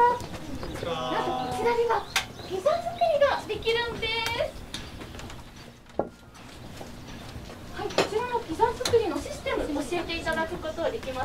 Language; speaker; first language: Japanese; native; Japanese